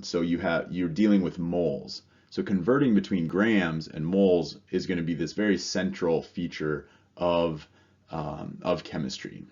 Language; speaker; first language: English; native; English